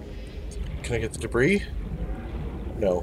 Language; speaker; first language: English; native; English